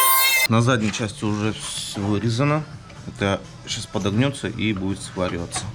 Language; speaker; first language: Russian; native; Russian